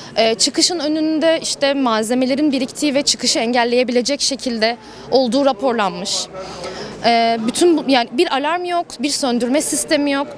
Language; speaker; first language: Turkish; native; Turkish